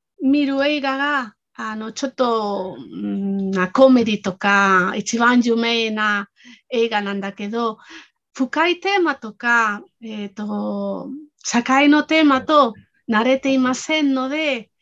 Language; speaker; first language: Japanese; non-native, fluent; Spanish